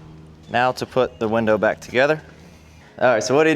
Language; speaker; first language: English; native; English